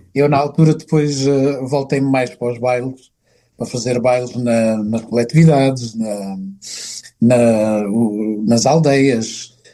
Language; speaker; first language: Portuguese; native; Portuguese